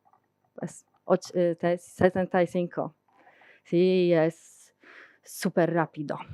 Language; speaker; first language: Spanish; non-native, learner; Polish